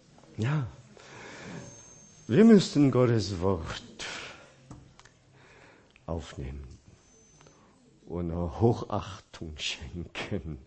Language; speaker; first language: German; non-native, fluent; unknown